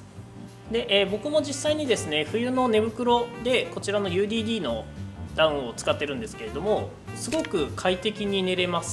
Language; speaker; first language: Japanese; native; Japanese